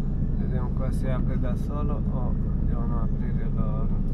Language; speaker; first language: Italian; non-native, fluent; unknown